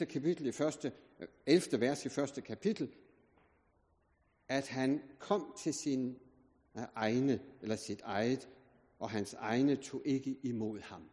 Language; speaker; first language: Danish; native; Danish